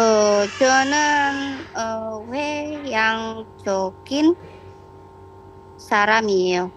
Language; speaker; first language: Korean; non-native, learner; Indonesian